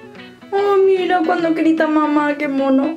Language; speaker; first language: Spanish; native; Spanish